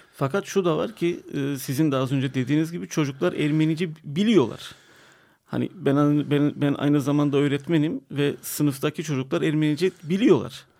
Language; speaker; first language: Turkish; non-native, local second language; Armenian